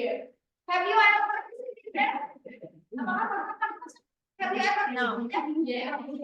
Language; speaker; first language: English; non-native, learner; Indonesian